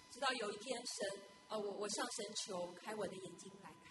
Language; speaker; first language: Chinese; native; Chinese